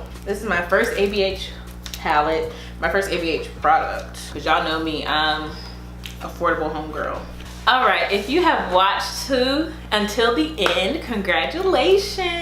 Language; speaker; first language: English; native; English